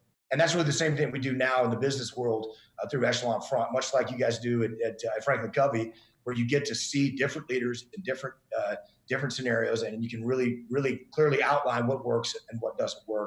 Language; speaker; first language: English; native; English